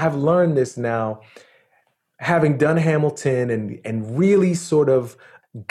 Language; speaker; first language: English; native; English